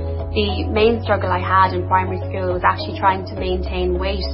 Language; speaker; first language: English; native; English